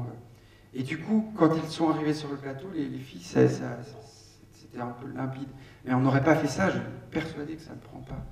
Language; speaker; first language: French; native; French